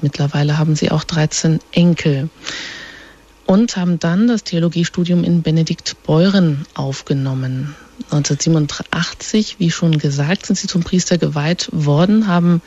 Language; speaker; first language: German; native; German